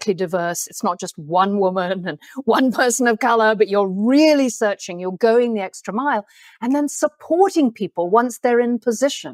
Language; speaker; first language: English; native; English